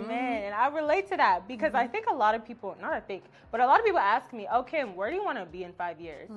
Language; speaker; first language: English; native; English